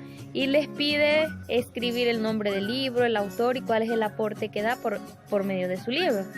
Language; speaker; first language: Spanish; native; Spanish